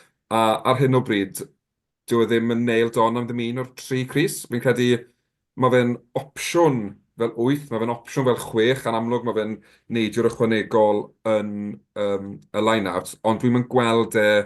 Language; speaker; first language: Welsh; native; Welsh